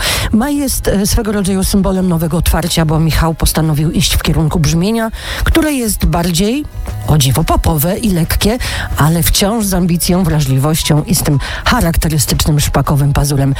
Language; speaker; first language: Polish; native; Polish